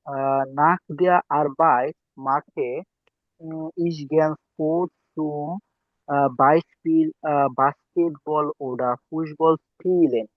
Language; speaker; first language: German; non-native, learner; Bangla